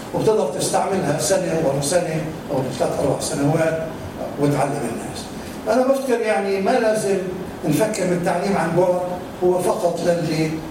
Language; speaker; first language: Arabic; native; Arabic